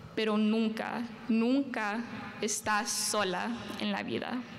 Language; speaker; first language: Spanish; early bilingual, heritage; Spanish